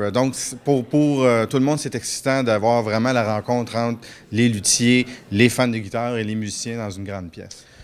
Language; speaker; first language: French; native; French